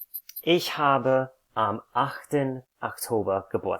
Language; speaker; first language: German; non-native, fluent; English